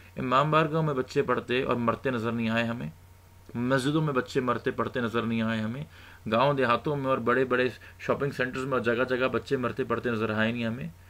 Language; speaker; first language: Urdu; native; Urdu